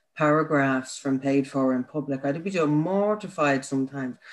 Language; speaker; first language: English; native; English